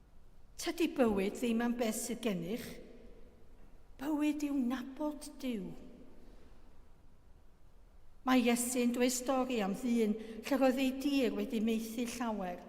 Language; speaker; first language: Welsh; native; Welsh